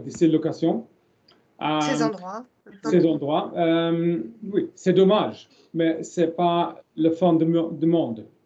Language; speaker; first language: French; non-native, learner; German